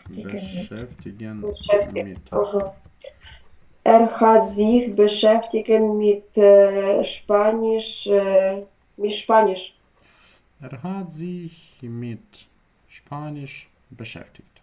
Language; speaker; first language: German; non-native, learner; Ukrainian